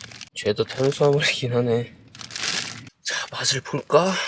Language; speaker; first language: Korean; native; Korean